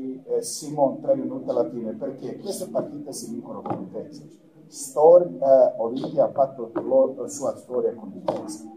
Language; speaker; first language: Italian; non-native, fluent; Croatian